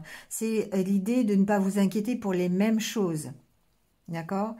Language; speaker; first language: French; native; French